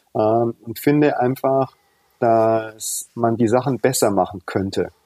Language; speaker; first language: German; early bilingual, other home language; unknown